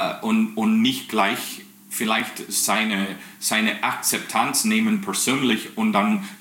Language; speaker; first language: German; non-native, fluent; English